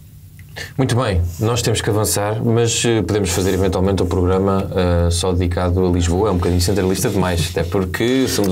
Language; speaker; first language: Portuguese; native; Portuguese